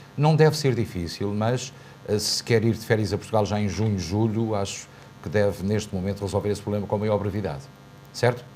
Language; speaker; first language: Portuguese; native; Portuguese